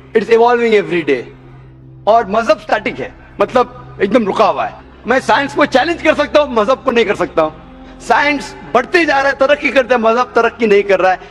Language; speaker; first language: Hindi; non-native, local second language; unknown